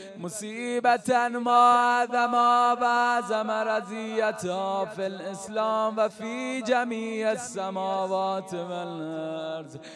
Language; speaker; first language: Arabic; non-native, fluent; Persian